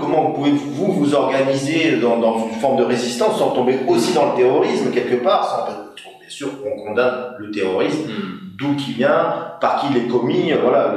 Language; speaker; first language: French; native; French